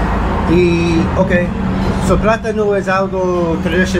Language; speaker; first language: Spanish; non-native, learner; English